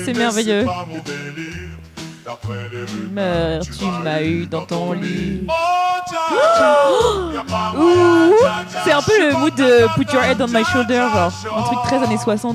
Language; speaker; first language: French; native; French